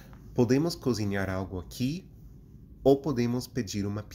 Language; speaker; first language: Portuguese; non-native, fluent; English